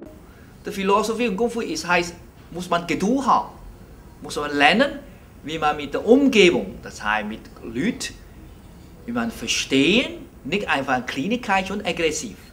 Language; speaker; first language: German; non-native, learner; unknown